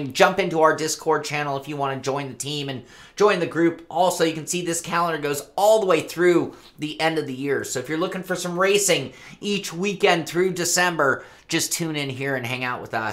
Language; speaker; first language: English; native; English